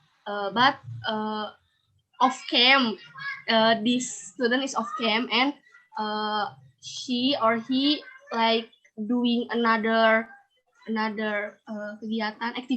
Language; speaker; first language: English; non-native, learner; Indonesian